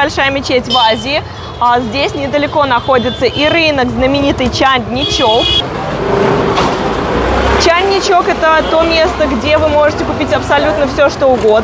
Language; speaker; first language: Russian; native; Russian